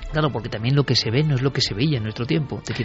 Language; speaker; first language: Spanish; native; Spanish